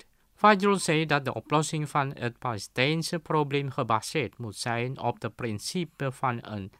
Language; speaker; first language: Dutch; non-native, fluent; Indonesian